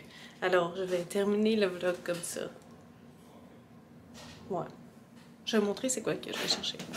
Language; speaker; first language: French; native; French